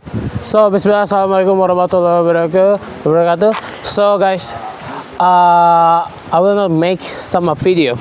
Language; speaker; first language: English; non-native, learner; Indonesian